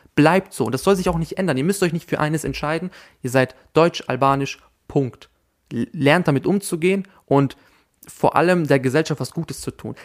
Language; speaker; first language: German; early bilingual, other home language; Albanian